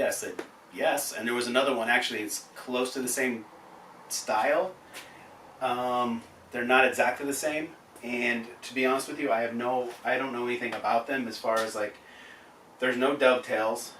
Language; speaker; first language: English; native; English